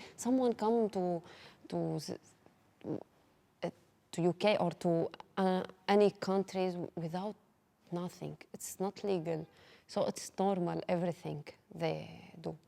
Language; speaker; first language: English; non-native, learner; Arabic